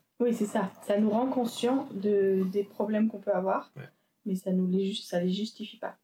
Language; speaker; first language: French; native; French